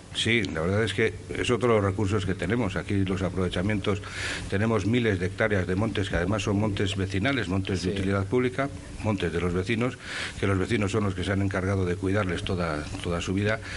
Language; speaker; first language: Spanish; native; Spanish